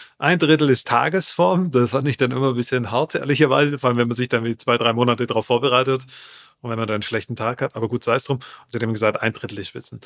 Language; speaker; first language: German; native; German